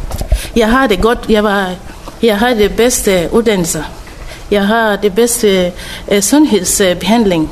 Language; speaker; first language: Danish; non-native, fluent; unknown